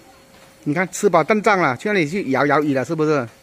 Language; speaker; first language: Chinese; native; Chinese